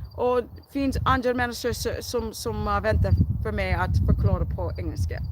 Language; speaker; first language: Swedish; non-native, learner; English